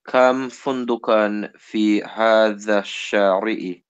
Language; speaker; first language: Arabic; non-native, learner; English